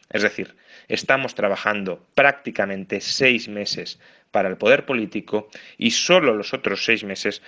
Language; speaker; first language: Spanish; native; Spanish